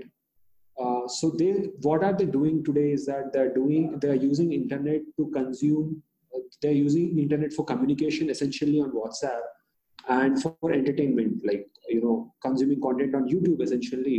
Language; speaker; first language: English; non-native, local second language; Hindi